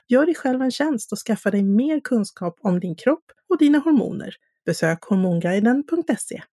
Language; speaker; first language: Swedish; native; Swedish